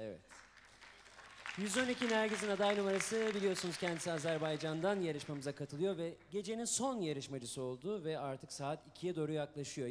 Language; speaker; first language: Turkish; native; Turkish